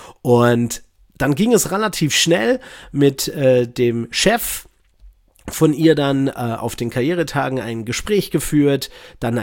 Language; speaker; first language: German; native; German